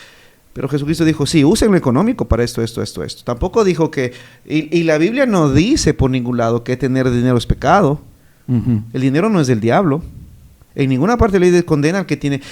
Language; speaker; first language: Spanish; native; Spanish